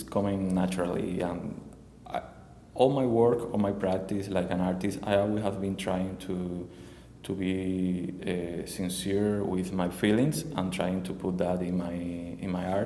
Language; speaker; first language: English; non-native, learner; Spanish